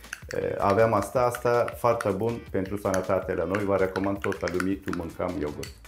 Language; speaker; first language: Romanian; non-native, learner; Turkish